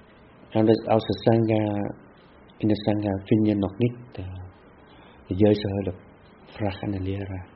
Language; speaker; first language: Dutch; non-native, fluent; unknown